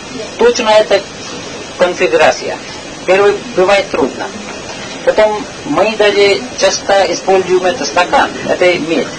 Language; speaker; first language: Russian; non-native, learner; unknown